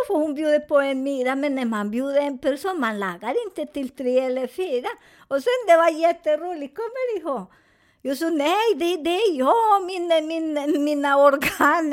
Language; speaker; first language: Swedish; non-native, fluent; Spanish